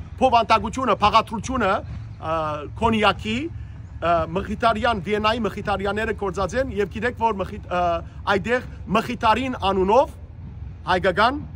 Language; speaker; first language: Armenian; native; Armenian